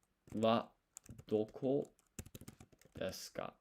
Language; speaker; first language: Japanese; non-native, learner; English